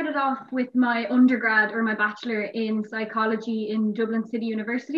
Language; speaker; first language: English; native; English